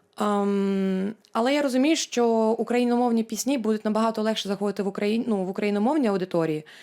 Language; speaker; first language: Ukrainian; non-native, local second language; Russian